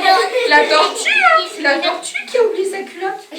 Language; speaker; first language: French; native; French